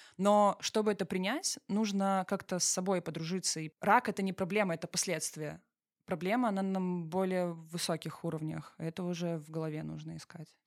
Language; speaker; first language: Russian; native; Russian